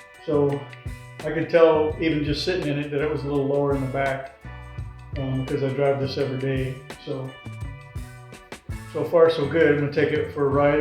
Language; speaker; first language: English; native; English